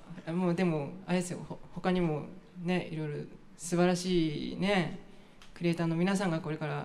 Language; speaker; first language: Japanese; native; Japanese